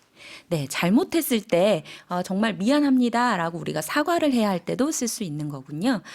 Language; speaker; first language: Korean; native; Korean